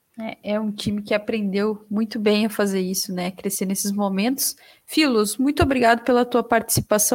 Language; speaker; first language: Portuguese; native; Portuguese